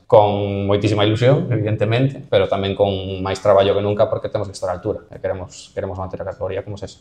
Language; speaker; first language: Galician; non-native, local second language; Spanish